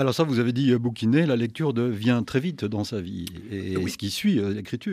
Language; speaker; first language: French; native; French